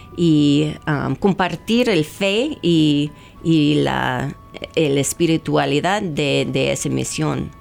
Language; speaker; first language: Spanish; non-native, fluent; English